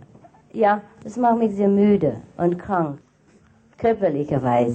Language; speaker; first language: German; non-native, fluent; Vietnamese